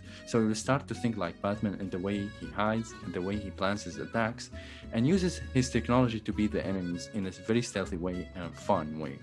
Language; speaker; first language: English; non-native, fluent; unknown